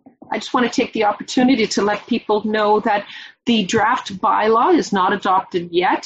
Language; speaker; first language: English; native; English